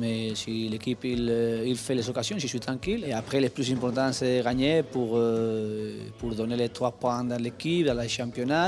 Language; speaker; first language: French; non-native, fluent; Spanish